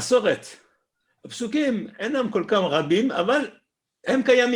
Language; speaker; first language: Hebrew; non-native, fluent; French